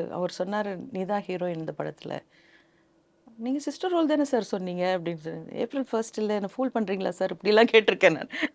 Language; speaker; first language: Tamil; non-native, local second language; Telugu